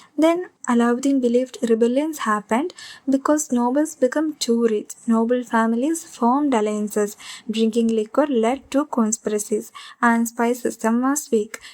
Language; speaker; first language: English; non-native, local second language; Malayalam